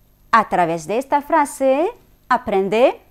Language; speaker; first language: Spanish; non-native, fluent; Arabic